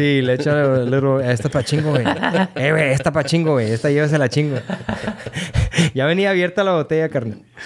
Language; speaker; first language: Spanish; early bilingual, heritage; Spanish